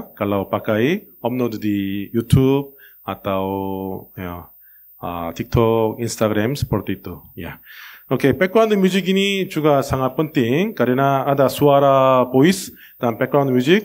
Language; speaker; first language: Indonesian; non-native, learner; Korean